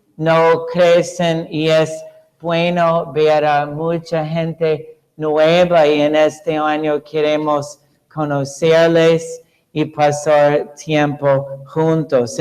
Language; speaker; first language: Spanish; non-native, fluent; English